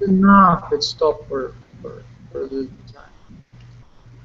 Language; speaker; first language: English; non-native, learner; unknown